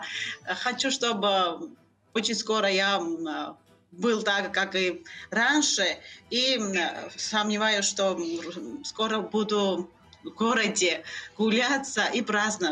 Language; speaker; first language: Russian; non-native, fluent; Georgian